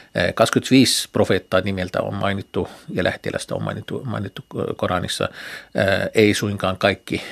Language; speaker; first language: Finnish; non-native, fluent; Arabic